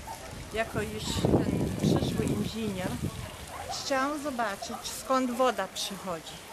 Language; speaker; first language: Polish; early bilingual, heritage; Polish